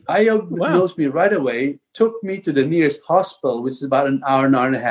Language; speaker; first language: English; non-native, local second language; Filipino